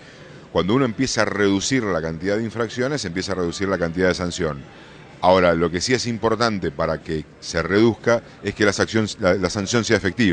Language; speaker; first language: Spanish; native; Spanish